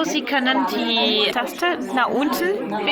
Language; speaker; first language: German; non-native, learner; French